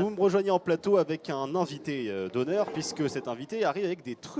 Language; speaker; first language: French; native; French